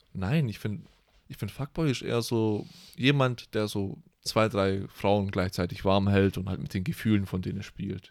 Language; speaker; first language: German; native; German